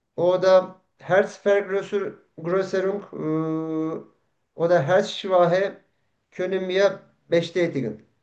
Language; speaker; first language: German; non-native, learner; Turkish